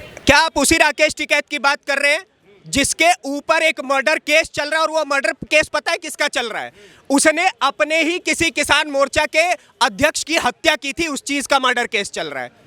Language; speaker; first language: Hindi; native; Hindi